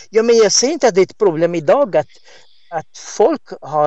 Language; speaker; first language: Swedish; non-native, fluent; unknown